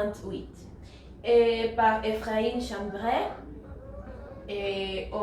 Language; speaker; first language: French; non-native, learner; Spanish